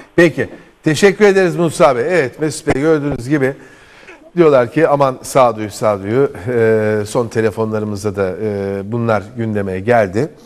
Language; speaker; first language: Turkish; native; Turkish